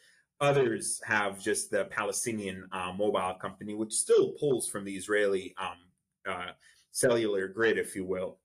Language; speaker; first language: English; non-native, fluent; Arabic